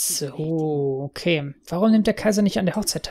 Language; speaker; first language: German; native; German